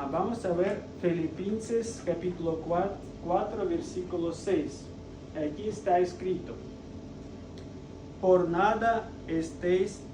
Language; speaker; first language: Spanish; non-native, fluent; Russian